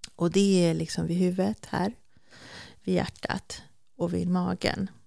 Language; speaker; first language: Swedish; early bilingual, other home language; Spanish